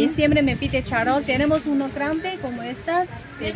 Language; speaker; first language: Spanish; non-native, learner; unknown